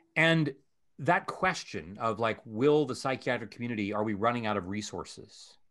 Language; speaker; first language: English; native; English